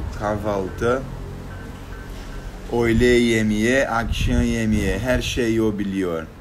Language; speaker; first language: Turkish; non-native, learner; Portuguese